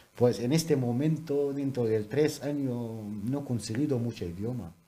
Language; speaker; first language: Spanish; non-native, learner; Urdu